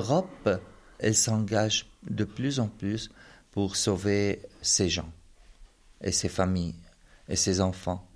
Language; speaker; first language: French; non-native, fluent; Arabic